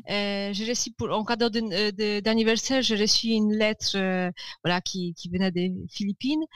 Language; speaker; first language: French; non-native, fluent; Polish